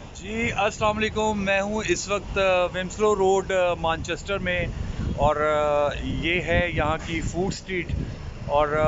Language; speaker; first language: Urdu; native; Urdu